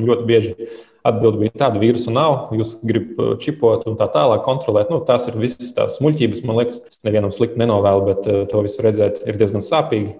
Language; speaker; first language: Latvian; early bilingual, other home language; Lithuanian